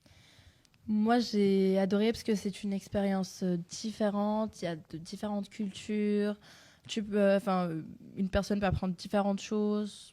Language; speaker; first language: French; non-native, fluent; Turkish